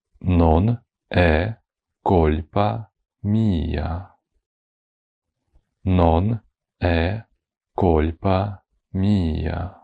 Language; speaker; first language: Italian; non-native, fluent; Ukrainian